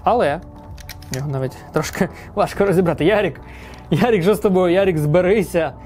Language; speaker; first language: Ukrainian; non-native, local second language; Russian